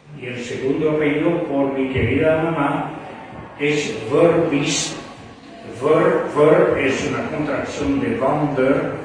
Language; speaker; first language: Spanish; non-native, fluent; French